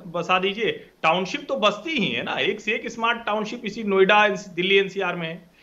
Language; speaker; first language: Hindi; native; Hindi